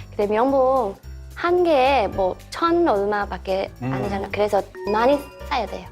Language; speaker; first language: Korean; non-native, learner; English